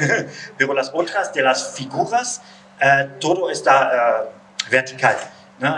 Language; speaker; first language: Spanish; non-native, learner; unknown